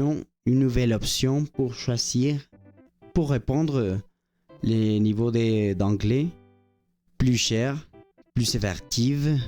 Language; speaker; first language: French; non-native, learner; Spanish